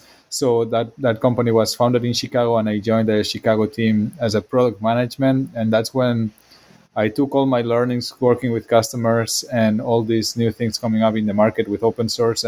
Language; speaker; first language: English; non-native, fluent; Spanish